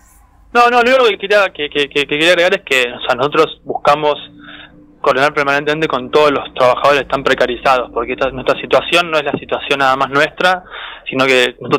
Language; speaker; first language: Spanish; native; Spanish